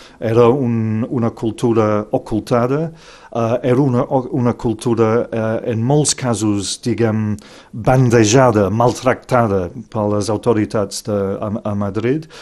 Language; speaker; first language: Catalan; non-native, fluent; English